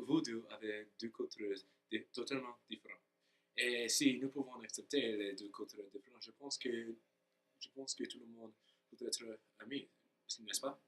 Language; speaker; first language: French; non-native, learner; English